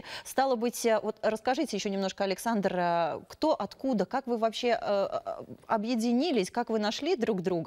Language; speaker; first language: Russian; native; Russian